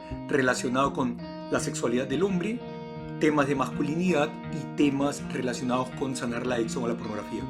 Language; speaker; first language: Spanish; native; Spanish